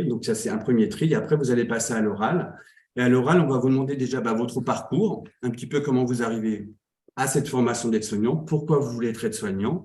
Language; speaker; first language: French; native; French